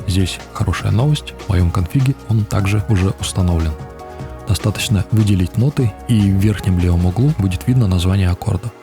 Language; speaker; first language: Russian; native; Russian